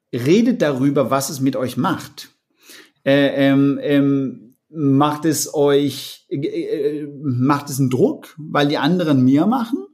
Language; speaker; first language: German; non-native, fluent; Danish